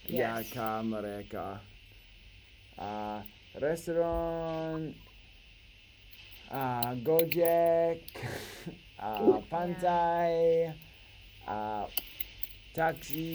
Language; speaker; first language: Indonesian; non-native, learner; English